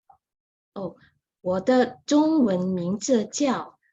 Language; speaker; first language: Chinese; non-native, learner; Indonesian